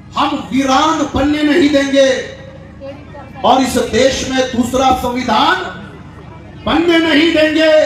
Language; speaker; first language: Hindi; non-native, local second language; Marathi